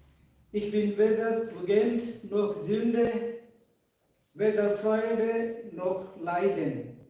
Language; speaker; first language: German; non-native, fluent; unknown